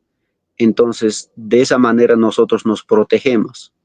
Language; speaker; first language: Spanish; non-native, local second language; Quechua